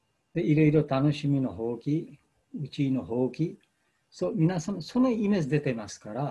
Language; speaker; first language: Japanese; non-native, fluent; Bangla